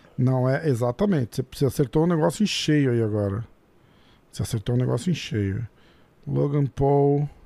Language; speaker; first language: Portuguese; native; Portuguese